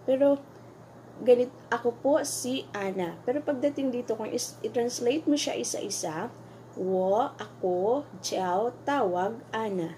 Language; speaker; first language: Filipino; native; Filipino